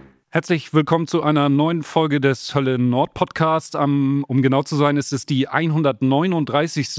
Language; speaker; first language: German; native; German